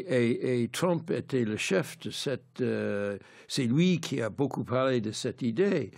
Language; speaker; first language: French; non-native, fluent; English